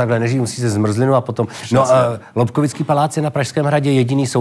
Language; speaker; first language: Czech; native; Czech